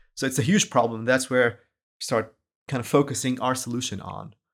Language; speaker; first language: English; non-native, fluent; Arabic